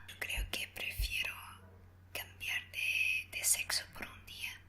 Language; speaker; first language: Spanish; non-native, fluent; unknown